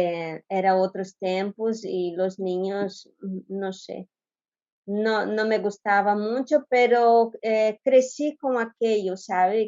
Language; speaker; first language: Spanish; non-native, fluent; Portuguese